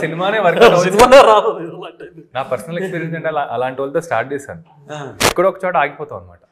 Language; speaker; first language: Telugu; native; Telugu